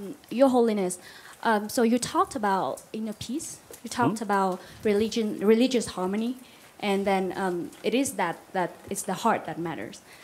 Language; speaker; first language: English; non-native, fluent; Vietnamese